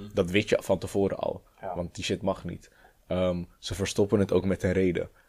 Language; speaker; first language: Dutch; native; Dutch